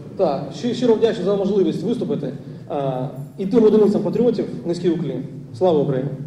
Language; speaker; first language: Ukrainian; non-native, local second language; Russian